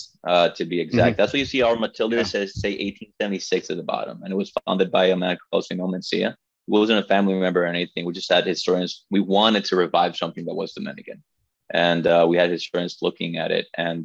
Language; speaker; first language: English; non-native, fluent; Spanish